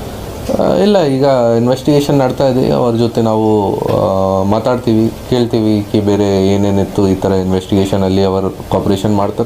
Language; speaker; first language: Kannada; non-native, fluent; Hindi